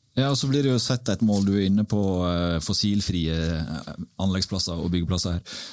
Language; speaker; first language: Norwegian; native; Norwegian